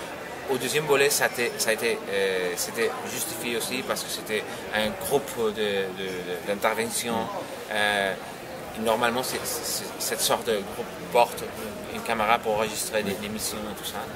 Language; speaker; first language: French; non-native, fluent; Spanish